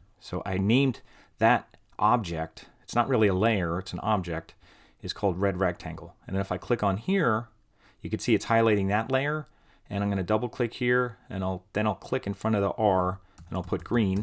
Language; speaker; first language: English; native; English